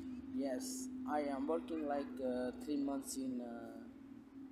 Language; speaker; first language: English; non-native, local second language; Punjabi